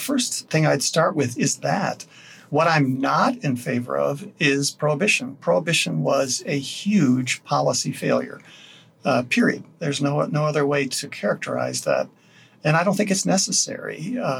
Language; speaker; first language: English; native; English